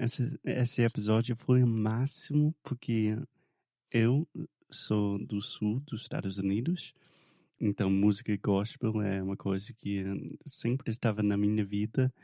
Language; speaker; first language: Portuguese; non-native, fluent; English